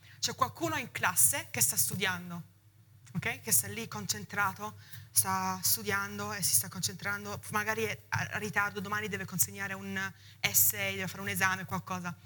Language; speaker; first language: Italian; early bilingual, heritage; Italian